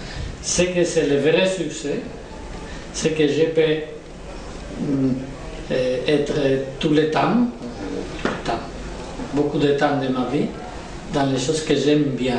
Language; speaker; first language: French; non-native, learner; Spanish